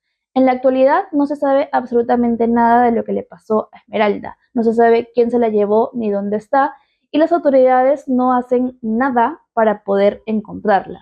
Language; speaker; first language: Spanish; native; Spanish